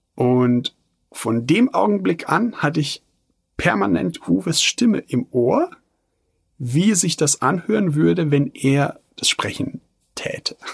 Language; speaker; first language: German; non-native, fluent; Bosnian